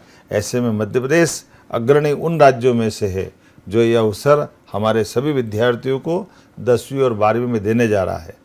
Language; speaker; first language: Hindi; native; Hindi